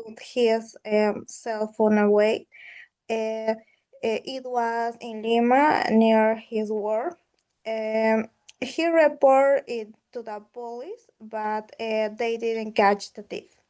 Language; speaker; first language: English; non-native, learner; Spanish